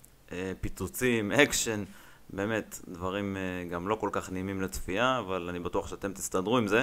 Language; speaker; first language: Hebrew; native; Hebrew